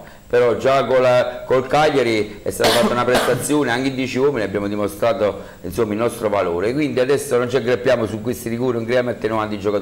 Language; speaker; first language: Italian; native; Italian